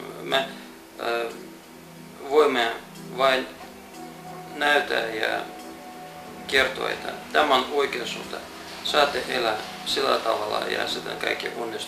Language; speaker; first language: Finnish; non-native, fluent; Russian